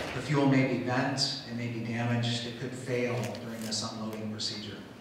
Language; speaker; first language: English; native; English